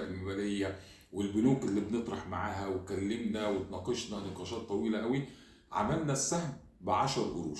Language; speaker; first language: Arabic; native; Arabic